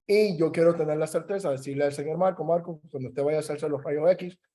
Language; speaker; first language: Spanish; early bilingual, heritage; Spanish